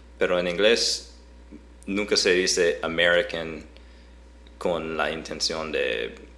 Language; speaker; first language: Spanish; non-native, fluent; English